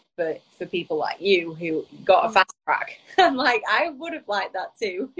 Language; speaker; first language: English; native; English